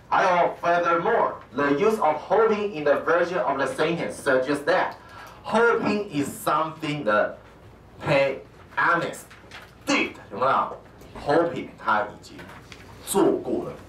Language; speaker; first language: English; non-native, fluent; Chinese